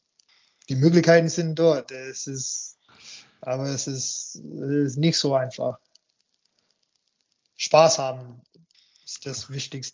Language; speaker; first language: German; non-native, fluent; English